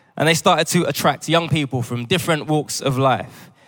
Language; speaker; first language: English; native; English